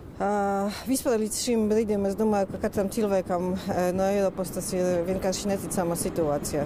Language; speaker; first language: Latvian; non-native, fluent; Polish